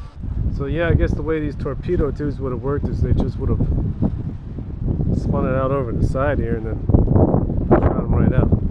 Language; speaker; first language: English; native; English